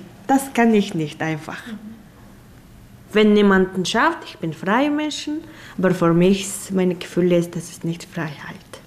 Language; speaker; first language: German; non-native, learner; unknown